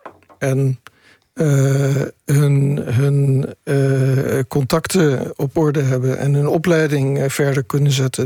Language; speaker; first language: Dutch; native; Dutch